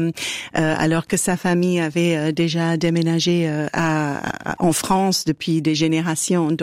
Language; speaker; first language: French; native; French